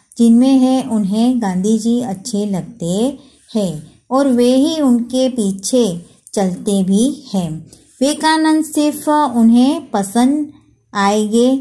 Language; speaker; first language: Hindi; non-native, local second language; Gujarati